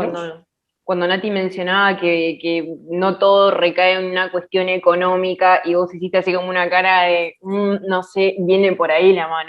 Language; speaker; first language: Spanish; native; Spanish